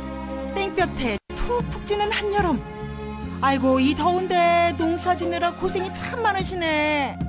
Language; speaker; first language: Korean; native; Korean